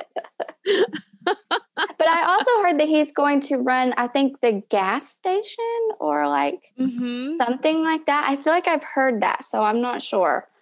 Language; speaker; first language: English; native; English